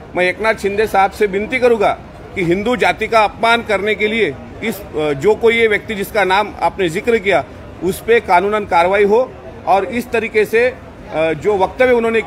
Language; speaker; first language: Hindi; non-native, local second language; Marathi